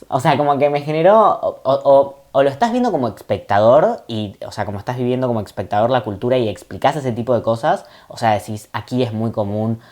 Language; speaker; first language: Spanish; native; Spanish